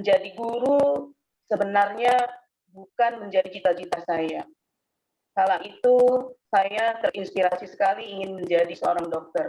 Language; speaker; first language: Indonesian; native; Indonesian